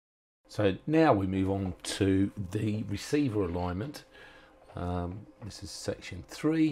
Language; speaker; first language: English; native; English